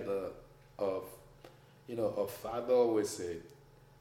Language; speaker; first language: English; non-native, fluent; Haitian Creole